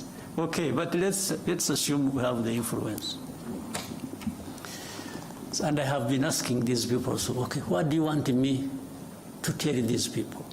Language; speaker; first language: English; non-native, local second language; Kinyarwanda